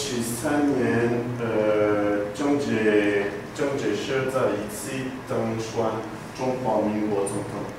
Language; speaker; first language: Chinese; non-native, learner; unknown